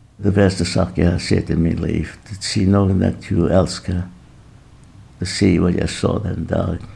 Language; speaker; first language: Swedish; non-native, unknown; English